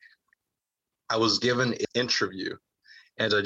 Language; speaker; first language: English; native; English